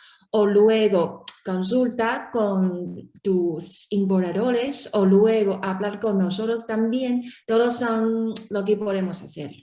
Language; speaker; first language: Spanish; non-native, learner; Chinese